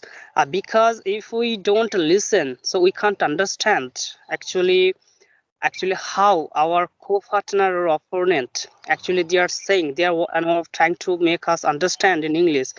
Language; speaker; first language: English; non-native, local second language; Bangla